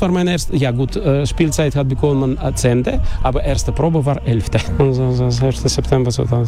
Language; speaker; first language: German; non-native, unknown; Russian